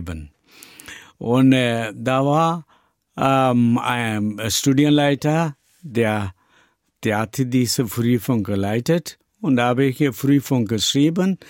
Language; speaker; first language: German; non-native, learner; Tamil